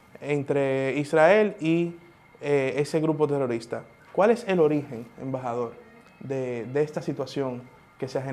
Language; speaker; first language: Spanish; native; Spanish